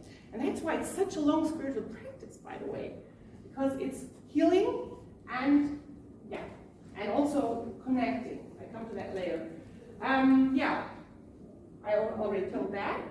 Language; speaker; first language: English; non-native, fluent; German